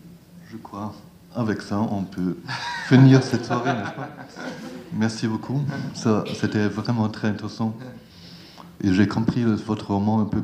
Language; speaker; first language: French; non-native, learner; German